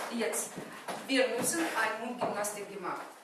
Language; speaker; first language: German; non-native, learner; Ukrainian